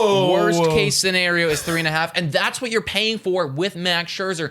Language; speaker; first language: English; native; English